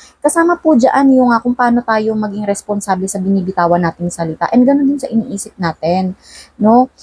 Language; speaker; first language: Filipino; non-native, local second language; Cebuano